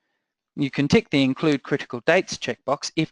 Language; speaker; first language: English; native; English